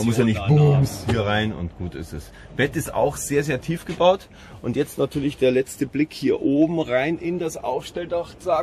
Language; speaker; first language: German; native; German